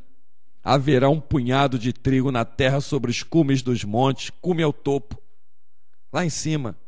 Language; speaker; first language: Portuguese; native; Portuguese